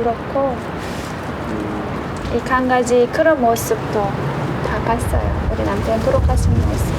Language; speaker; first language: Korean; non-native, learner; Hungarian